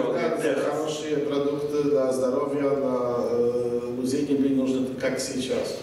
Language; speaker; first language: Russian; non-native, fluent; Polish